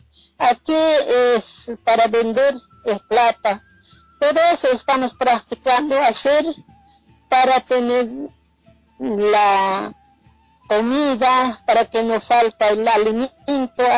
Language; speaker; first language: Spanish; non-native, local second language; Quechua